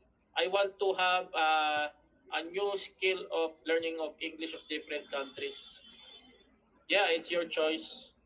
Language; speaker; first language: English; non-native, learner; Filipino